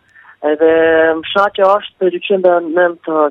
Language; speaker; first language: Albanian; early bilingual, heritage; Albanian